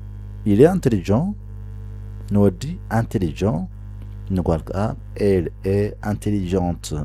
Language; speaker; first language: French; non-native, fluent; Tigrinya